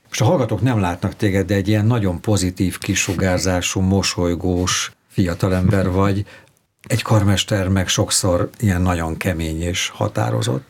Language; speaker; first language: Hungarian; native; Hungarian